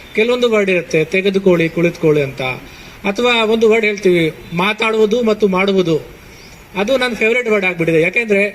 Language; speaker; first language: Kannada; non-native, fluent; Hindi